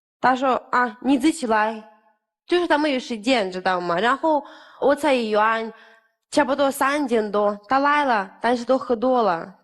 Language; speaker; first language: Chinese; non-native, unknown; Russian